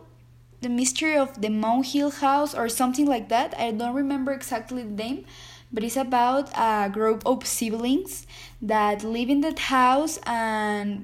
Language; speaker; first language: English; non-native, learner; Spanish